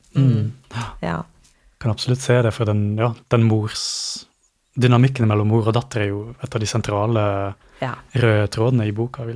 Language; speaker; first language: Norwegian; native; Norwegian